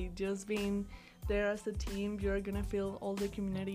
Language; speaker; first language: English; non-native, learner; Spanish